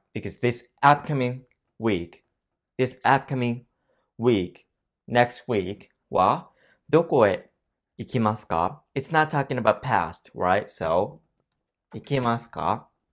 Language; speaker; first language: English; non-native, fluent; Japanese